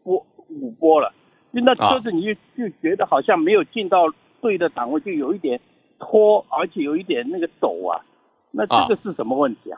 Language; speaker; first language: Chinese; native; Chinese